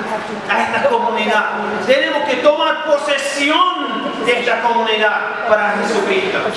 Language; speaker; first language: Spanish; non-native, fluent; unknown